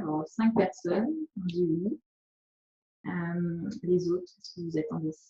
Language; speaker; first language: French; native; French